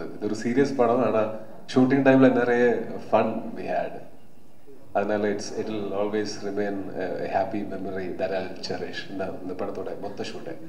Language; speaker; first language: Tamil; non-native, learner; Malayalam